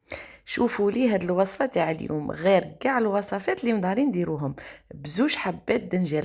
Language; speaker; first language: Arabic; native; Arabic